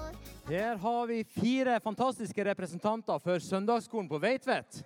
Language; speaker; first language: Norwegian; native; Norwegian